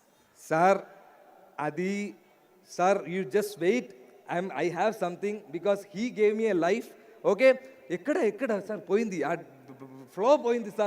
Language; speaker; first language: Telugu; non-native, learner; Malayalam